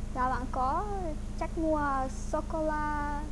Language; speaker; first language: Vietnamese; non-native, fluent; Ukrainian